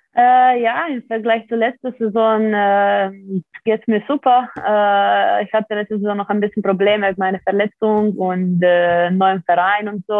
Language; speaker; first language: German; non-native, fluent; Slovenian